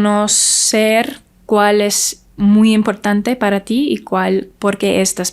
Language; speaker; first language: Spanish; non-native, learner; English